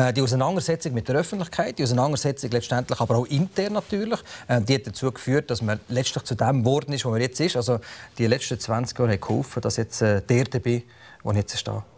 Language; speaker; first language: German; native; German